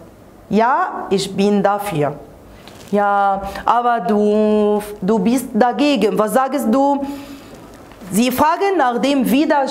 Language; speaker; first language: German; non-native, fluent; Arabic